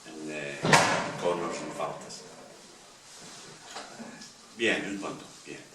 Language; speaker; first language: Spanish; non-native, learner; English